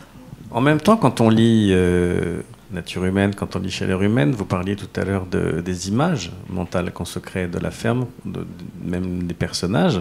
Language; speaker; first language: French; native; French